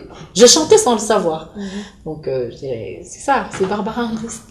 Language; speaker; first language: French; non-native, local second language; Lingala